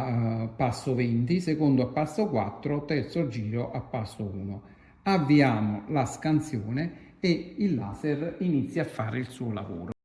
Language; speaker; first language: Italian; native; Italian